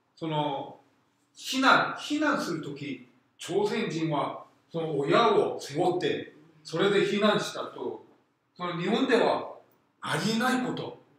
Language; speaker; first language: Japanese; non-native, fluent; Korean